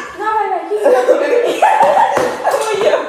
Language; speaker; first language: Italian; non-native, learner; Albanian